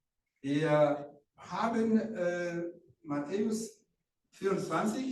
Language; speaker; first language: German; non-native, learner; Rundi